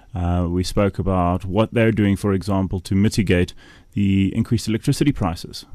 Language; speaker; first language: English; native; English